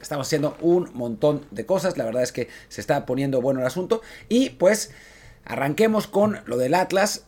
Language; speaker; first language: Spanish; native; Spanish